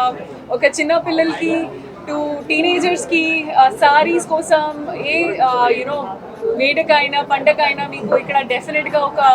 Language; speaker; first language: Telugu; non-native, local second language; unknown